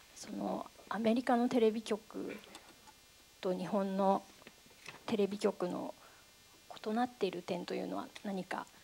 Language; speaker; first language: Japanese; native; Japanese